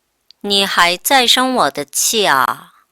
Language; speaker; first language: Chinese; non-native, fluent; Korean